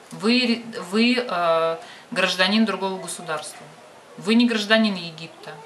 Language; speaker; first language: Russian; native; Russian